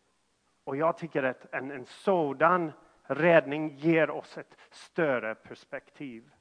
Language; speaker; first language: Swedish; non-native, fluent; English